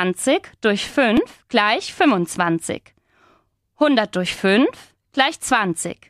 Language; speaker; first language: German; non-native, fluent; Spanish